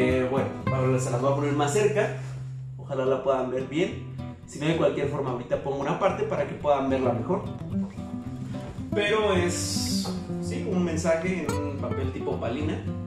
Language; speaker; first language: Spanish; native; Spanish